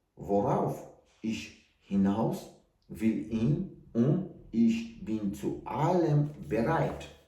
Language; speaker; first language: German; non-native, learner; Tajik